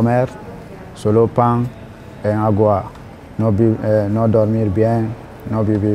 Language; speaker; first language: Spanish; non-native, learner; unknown